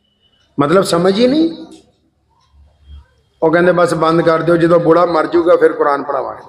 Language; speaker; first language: Urdu; native; Urdu